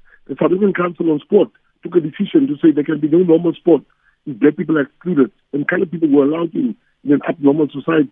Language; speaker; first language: English; non-native, local second language; Afrikaans